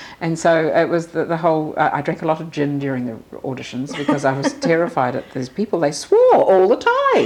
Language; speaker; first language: English; native; English